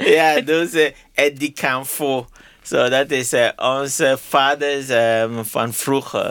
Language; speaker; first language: Dutch; non-native, learner; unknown